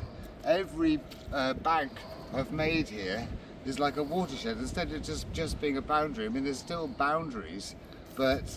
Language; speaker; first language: English; native; English